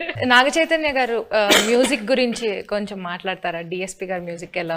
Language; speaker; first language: Telugu; native; Telugu